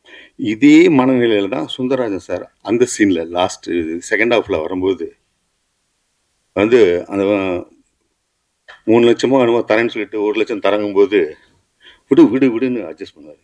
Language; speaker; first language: Tamil; native; Tamil